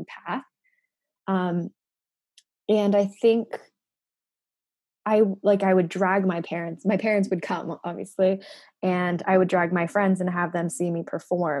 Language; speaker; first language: English; non-native, local second language; Japanese